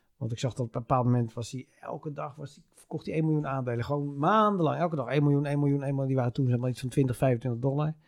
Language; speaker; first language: Dutch; native; Dutch